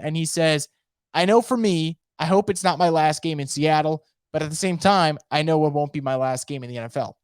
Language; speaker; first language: English; native; English